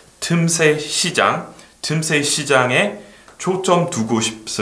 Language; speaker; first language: Korean; non-native, fluent; English